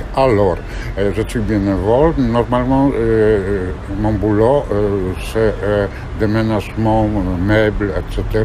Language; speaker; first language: French; non-native, learner; Polish